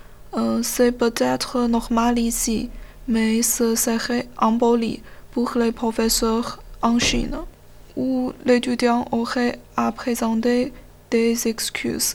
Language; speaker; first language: French; non-native, learner; Chinese